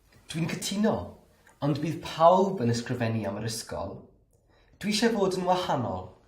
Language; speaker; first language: Welsh; non-native, learner; English